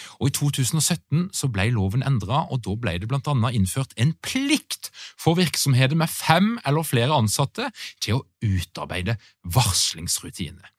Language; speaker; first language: Norwegian; native; Norwegian